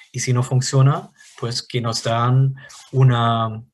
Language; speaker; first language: Spanish; non-native, fluent; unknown